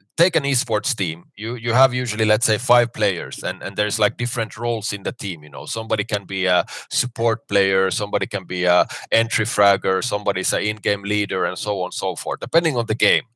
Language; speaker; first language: English; non-native, fluent; Finnish